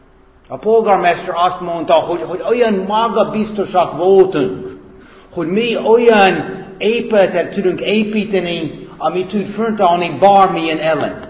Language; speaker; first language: Hungarian; non-native, fluent; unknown